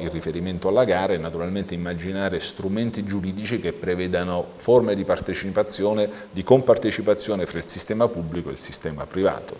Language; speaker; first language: Italian; native; Italian